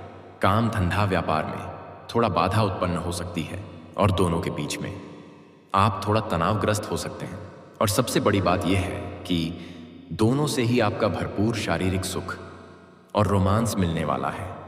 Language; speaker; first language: Hindi; native; Hindi